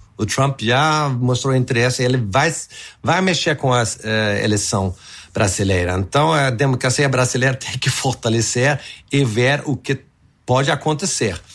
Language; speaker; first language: Portuguese; non-native, fluent; Swedish